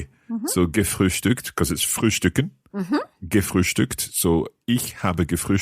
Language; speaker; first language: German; non-native, learner; English